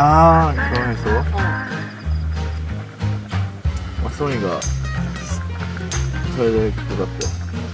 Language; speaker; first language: Korean; non-native, fluent; Japanese